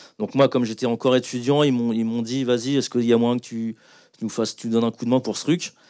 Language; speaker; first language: French; native; French